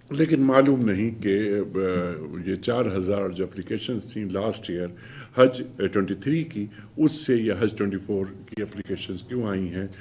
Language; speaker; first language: Urdu; native; Urdu